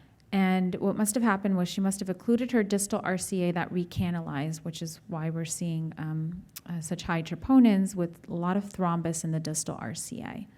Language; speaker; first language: English; native; English